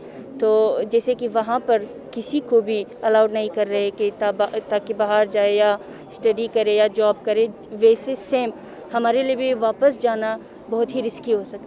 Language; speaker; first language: Hindi; non-native, fluent; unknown